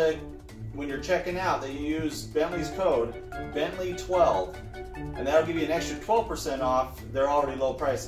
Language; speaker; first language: English; native; English